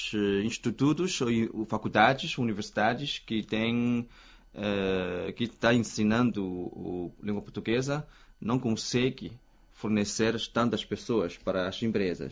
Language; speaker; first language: Portuguese; non-native, fluent; Chinese